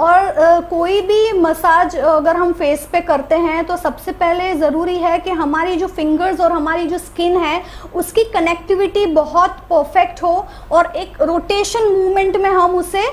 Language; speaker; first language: Hindi; native; Hindi